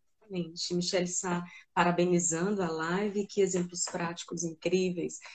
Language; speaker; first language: Portuguese; native; Portuguese